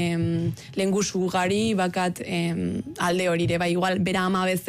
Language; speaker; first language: Basque; native; Basque